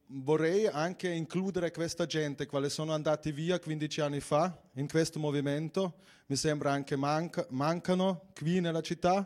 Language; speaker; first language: Italian; non-native, fluent; German